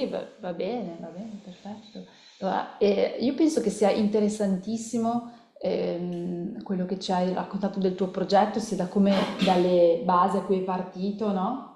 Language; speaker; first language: Italian; native; Italian